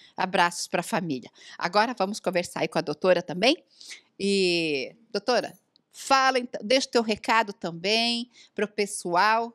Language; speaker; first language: Portuguese; native; Portuguese